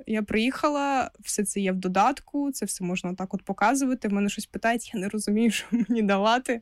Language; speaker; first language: Ukrainian; non-native, local second language; Russian